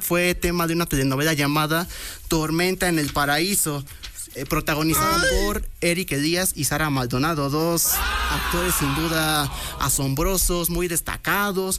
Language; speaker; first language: Spanish; native; Spanish